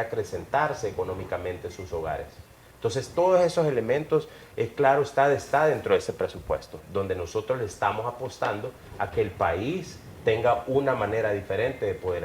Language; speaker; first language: Spanish; native; Spanish